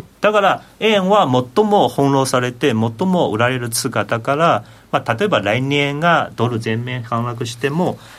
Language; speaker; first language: Japanese; non-native, fluent; Chinese